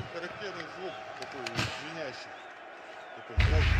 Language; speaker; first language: Russian; native; Russian